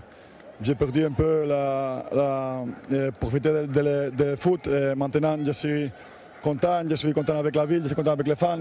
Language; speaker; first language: French; non-native, learner; Spanish